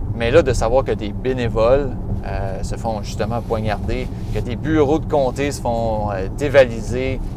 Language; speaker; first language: French; native; French